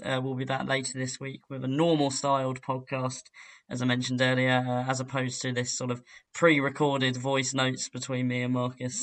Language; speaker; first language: English; native; English